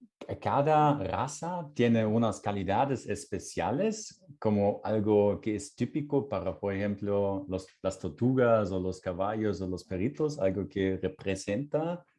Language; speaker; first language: Spanish; non-native, fluent; German